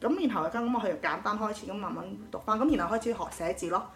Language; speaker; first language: Cantonese; early bilingual, heritage; Cantonese